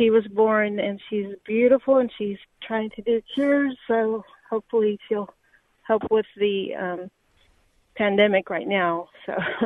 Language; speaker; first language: English; native; English